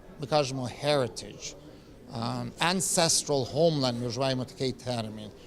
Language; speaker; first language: Ukrainian; early bilingual, heritage; Ukrainian